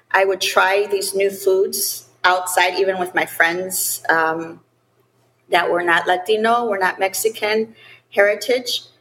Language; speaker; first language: English; early bilingual, other home language; Spanish